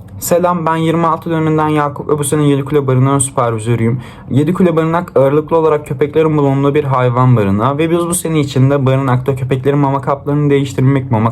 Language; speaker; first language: Turkish; native; Turkish